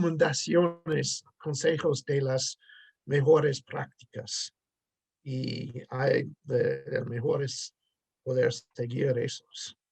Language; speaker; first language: Spanish; non-native, fluent; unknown